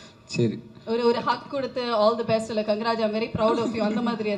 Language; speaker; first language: Tamil; native; Tamil